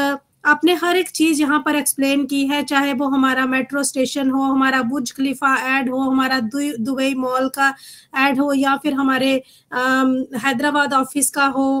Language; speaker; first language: Hindi; native; Hindi